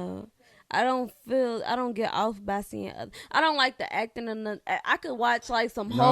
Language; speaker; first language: English; native; English